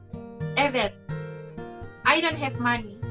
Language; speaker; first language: English; non-native, learner; Indonesian